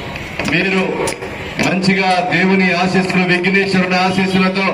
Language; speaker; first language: Telugu; native; Telugu